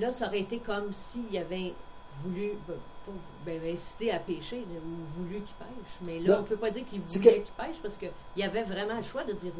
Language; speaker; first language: French; native; French